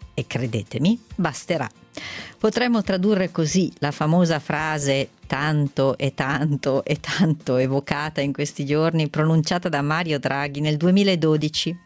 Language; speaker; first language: Italian; native; Italian